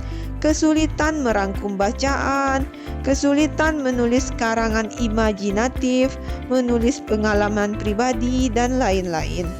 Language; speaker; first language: Indonesian; native; Indonesian